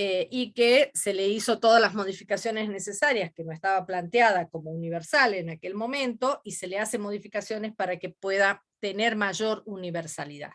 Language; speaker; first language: Spanish; native; Spanish